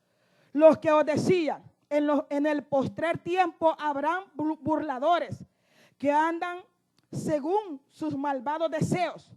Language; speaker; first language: Spanish; native; Spanish